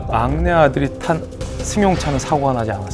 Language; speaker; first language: Korean; native; Korean